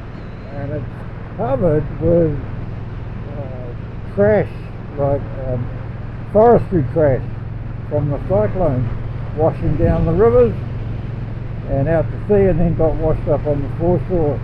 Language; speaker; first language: English; native; English